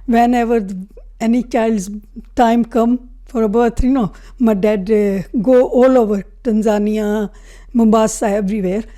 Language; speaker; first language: English; non-native, local second language; Punjabi